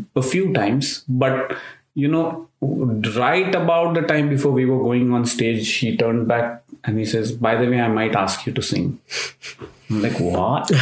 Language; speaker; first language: English; non-native, local second language; Marathi